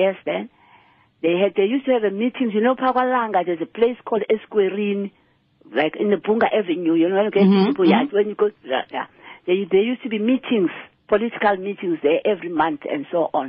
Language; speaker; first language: English; non-native, local second language; Xhosa